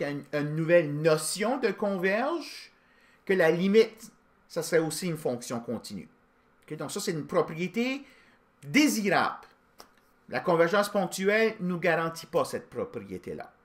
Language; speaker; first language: French; native; French